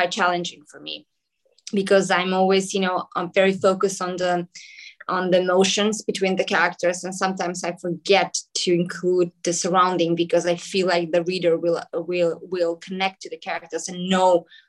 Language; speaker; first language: English; non-native, fluent; Macedonian